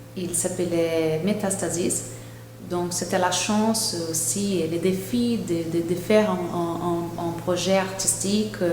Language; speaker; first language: French; non-native, fluent; Portuguese